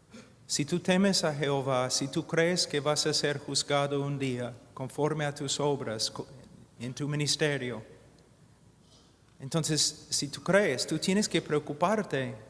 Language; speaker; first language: Spanish; non-native, fluent; English